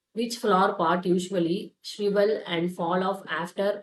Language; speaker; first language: English; non-native, local second language; Tamil